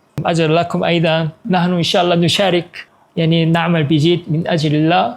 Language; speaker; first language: Arabic; non-native, fluent; Korean